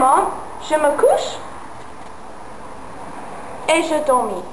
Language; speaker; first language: French; non-native, learner; English